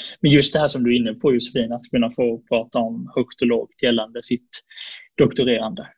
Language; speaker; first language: Swedish; native; Swedish